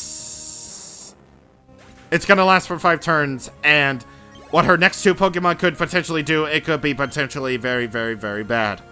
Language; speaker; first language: English; native; English